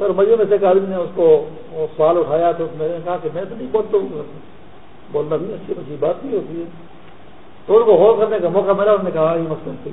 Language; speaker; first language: Urdu; non-native, local second language; Pashto